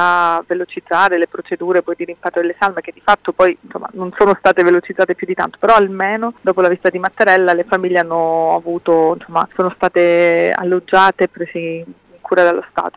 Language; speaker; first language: Italian; native; Italian